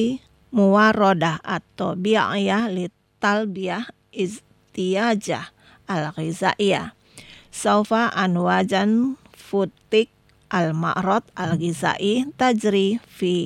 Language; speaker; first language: Arabic; non-native, fluent; Indonesian